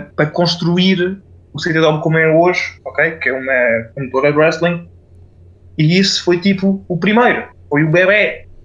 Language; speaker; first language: Portuguese; non-native, fluent; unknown